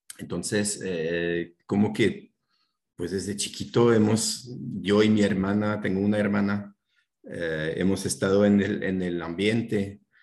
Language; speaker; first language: Spanish; non-native, fluent; French